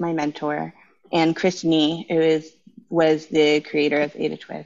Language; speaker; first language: English; native; English